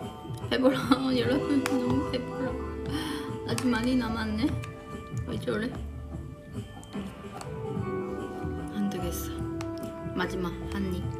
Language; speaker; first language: Korean; non-native, learner; Chinese